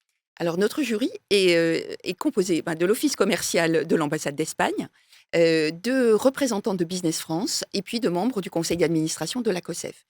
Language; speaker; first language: French; native; French